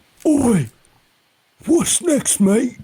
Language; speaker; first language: English; native; English